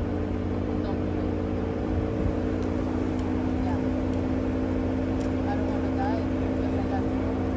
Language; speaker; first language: English; non-native, learner; Spanish